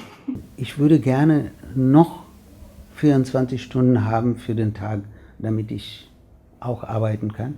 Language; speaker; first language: German; non-native, fluent; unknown